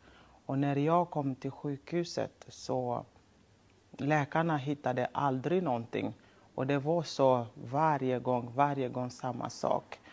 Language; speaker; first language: Swedish; non-native, local second language; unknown